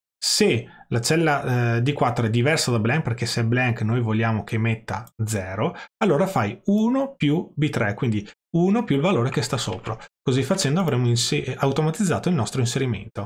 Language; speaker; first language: Italian; native; Italian